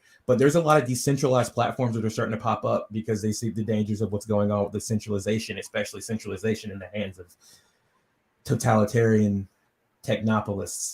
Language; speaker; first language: English; native; English